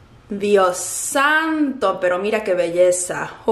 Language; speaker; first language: Spanish; early bilingual, heritage; Spanish